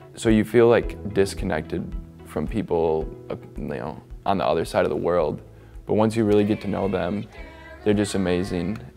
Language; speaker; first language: English; native; English